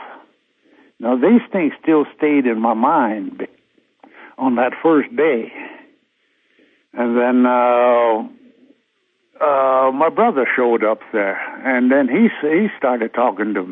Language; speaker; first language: English; early bilingual, other home language; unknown